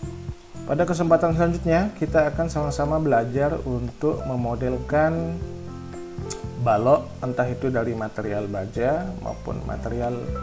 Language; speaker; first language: Indonesian; native; Indonesian